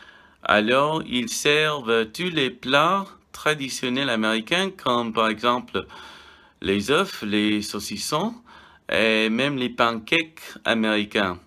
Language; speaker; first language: French; non-native, learner; English